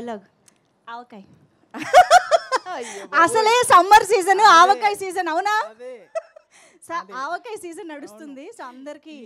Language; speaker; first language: Telugu; native; Telugu